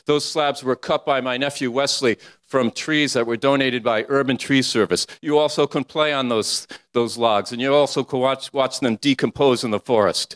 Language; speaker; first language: English; native; English